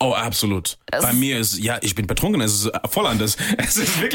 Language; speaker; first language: German; non-native, fluent; English